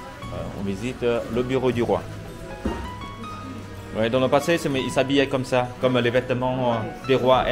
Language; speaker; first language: French; non-native, fluent; Vietnamese